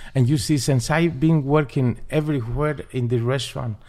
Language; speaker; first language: English; non-native, learner; Spanish